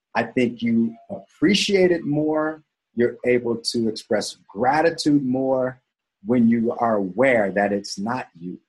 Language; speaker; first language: English; native; English